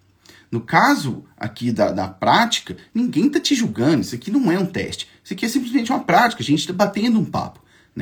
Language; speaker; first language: Portuguese; native; Portuguese